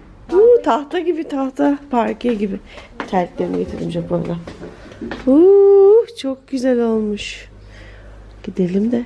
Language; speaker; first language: Turkish; native; Turkish